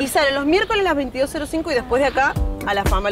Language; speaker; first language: Spanish; native; Spanish